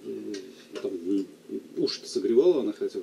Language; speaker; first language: Russian; native; Russian